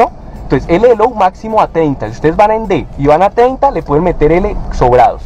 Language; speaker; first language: Spanish; native; Spanish